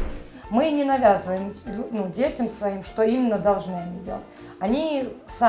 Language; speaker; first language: Russian; native; Russian